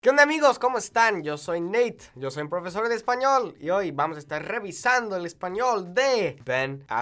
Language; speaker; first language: Spanish; non-native, fluent; English